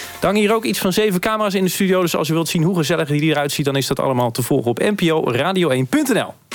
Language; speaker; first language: Dutch; native; Dutch